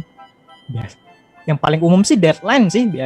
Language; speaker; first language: Indonesian; native; Indonesian